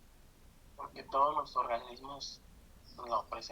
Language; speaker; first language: Spanish; native; Spanish